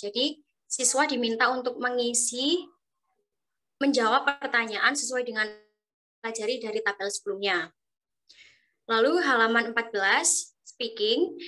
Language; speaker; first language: Indonesian; native; Indonesian